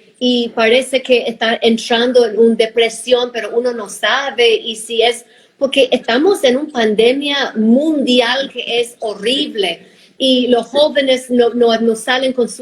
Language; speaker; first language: Spanish; non-native, fluent; English